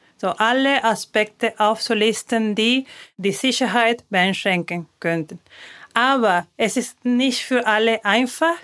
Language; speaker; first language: German; non-native, fluent; Spanish